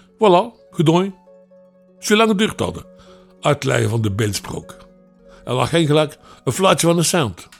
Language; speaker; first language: Dutch; native; Dutch